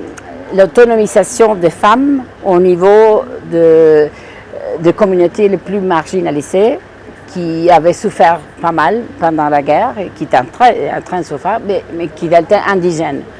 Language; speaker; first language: French; non-native, fluent; Spanish